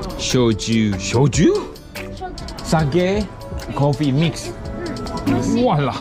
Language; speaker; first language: Japanese; non-native, learner; Thai